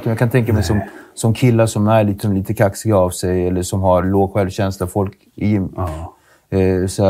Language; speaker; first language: Swedish; native; Swedish